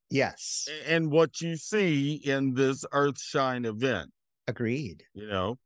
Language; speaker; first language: English; native; English